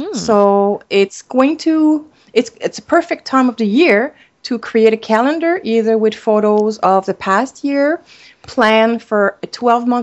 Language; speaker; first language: English; non-native, fluent; French